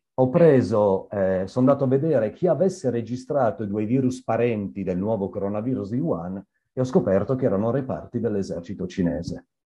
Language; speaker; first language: Italian; native; Italian